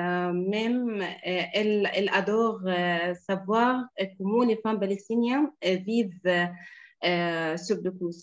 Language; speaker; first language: French; non-native, fluent; Arabic